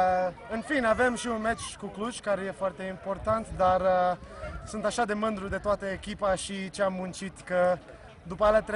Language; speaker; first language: Romanian; early bilingual, heritage; Romanian